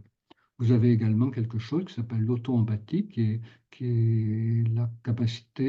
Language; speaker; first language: French; native; French